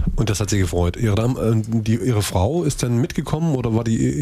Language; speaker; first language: German; native; German